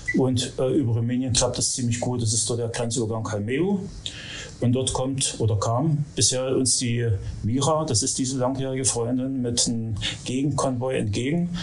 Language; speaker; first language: German; native; German